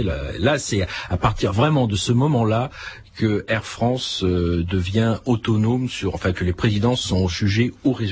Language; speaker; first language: French; native; French